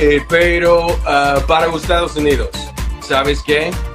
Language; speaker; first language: Spanish; non-native, learner; English